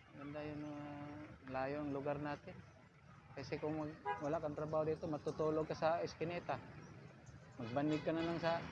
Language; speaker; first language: Filipino; non-native, local second language; Cebuano